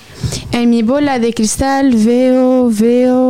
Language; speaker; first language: Spanish; non-native, learner; French